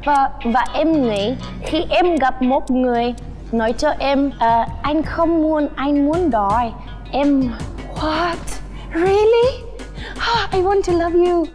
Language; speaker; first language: Vietnamese; non-native, learner; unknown